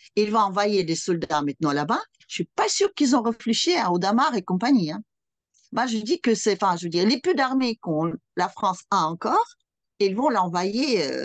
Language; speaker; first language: French; non-native, fluent; Russian